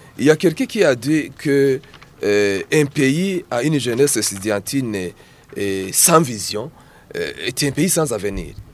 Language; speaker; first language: French; non-native, local second language; Rundi